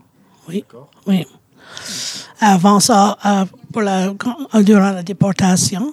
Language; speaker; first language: French; native; French